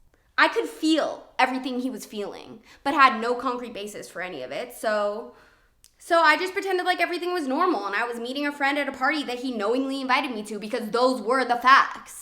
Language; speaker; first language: English; native; English